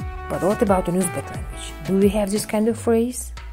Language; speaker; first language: English; non-native, fluent; Uzbek